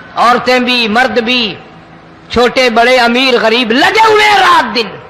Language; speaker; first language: Urdu; non-native, local second language; Saraiki